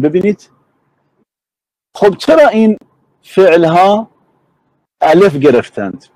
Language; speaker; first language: Persian; native; Persian